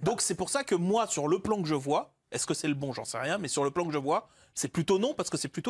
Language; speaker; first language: French; native; French